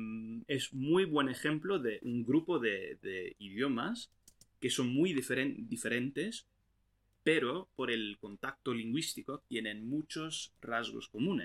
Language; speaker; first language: Spanish; non-native, fluent; English